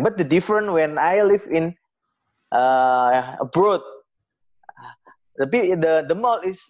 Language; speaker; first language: English; non-native, learner; Indonesian